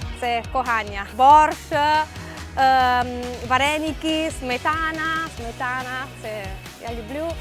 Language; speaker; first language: Ukrainian; non-native, learner; Italian